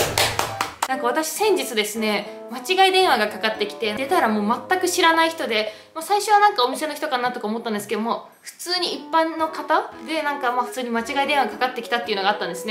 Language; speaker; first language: Japanese; native; Japanese